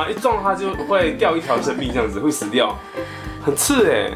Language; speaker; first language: Chinese; native; Chinese